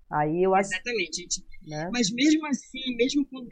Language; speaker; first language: Portuguese; native; Portuguese